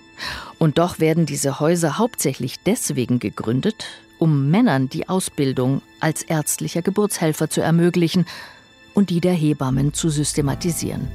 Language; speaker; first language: German; native; German